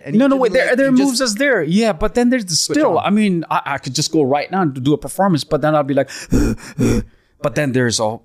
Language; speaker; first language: English; non-native, local second language; Punjabi